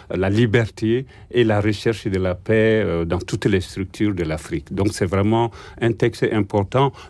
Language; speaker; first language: French; non-native, local second language; Bambara